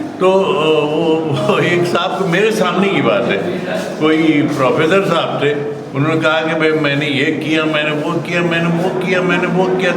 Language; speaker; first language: Urdu; native; Urdu